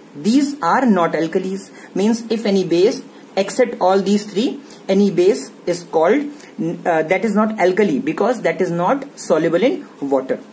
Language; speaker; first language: English; non-native, local second language; Hindi